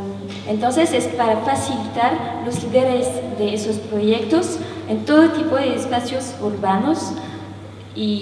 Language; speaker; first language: Spanish; non-native, learner; French